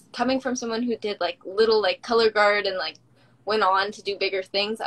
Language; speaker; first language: English; native; English